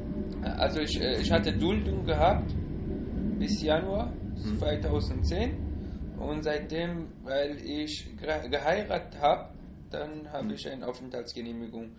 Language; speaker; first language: German; non-native, fluent; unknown